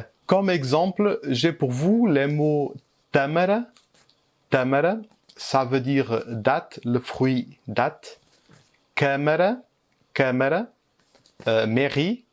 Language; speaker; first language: French; early bilingual, heritage; Portuguese